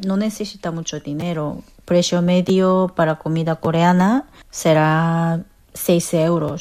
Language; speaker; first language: Spanish; non-native, fluent; Korean